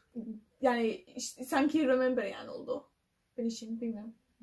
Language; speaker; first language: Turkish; non-native, learner; English